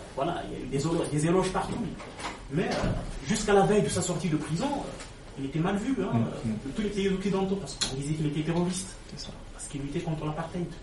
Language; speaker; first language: French; non-native, local second language; Lingala